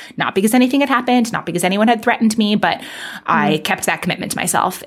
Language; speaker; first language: English; native; English